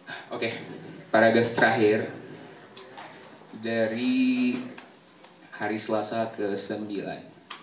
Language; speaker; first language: Indonesian; native; Indonesian